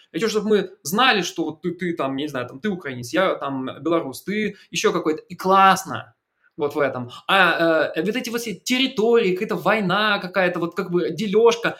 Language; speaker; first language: Russian; native; Russian